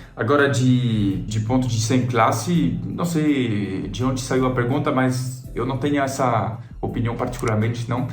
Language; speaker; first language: Portuguese; non-native, fluent; French